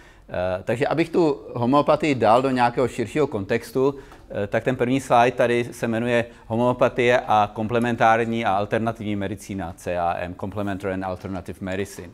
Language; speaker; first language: Czech; native; Czech